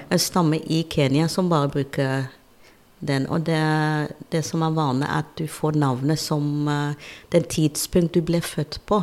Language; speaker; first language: Norwegian; non-native, fluent; Dutch